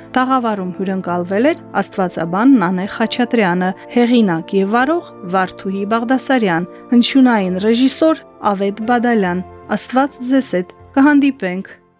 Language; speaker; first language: Armenian; native; Armenian